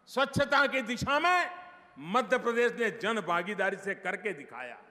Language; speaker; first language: Hindi; non-native, local second language; Gujarati